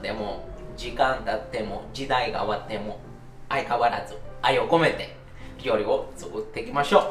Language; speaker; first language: Japanese; non-native, fluent; Italian